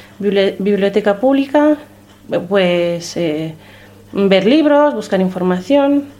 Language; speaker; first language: Spanish; early bilingual, other home language; Romanian